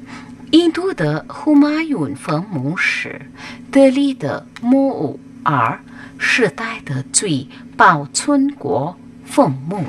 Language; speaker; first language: Chinese; non-native, fluent; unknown